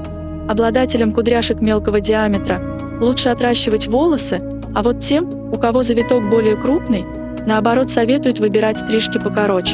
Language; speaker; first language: Russian; native; Russian